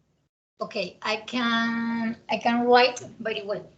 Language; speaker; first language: English; non-native, learner; Spanish